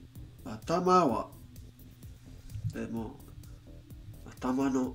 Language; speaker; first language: Japanese; non-native, learner; English